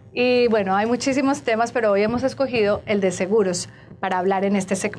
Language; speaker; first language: Spanish; native; Spanish